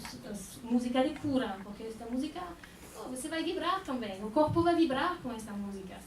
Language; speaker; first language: Portuguese; non-native, fluent; French